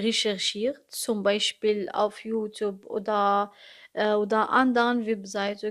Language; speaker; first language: German; non-native, learner; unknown